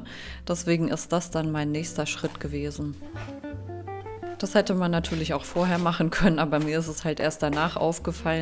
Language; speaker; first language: German; native; German